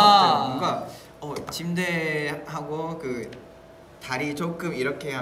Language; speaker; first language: Korean; non-native, fluent; Vietnamese